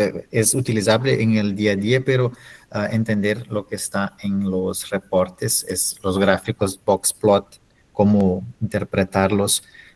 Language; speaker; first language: Spanish; non-native, fluent; Portuguese